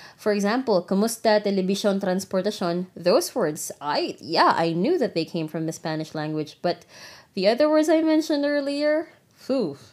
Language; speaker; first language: English; non-native, local second language; Filipino